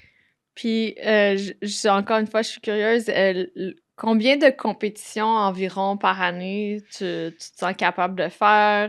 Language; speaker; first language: French; native; French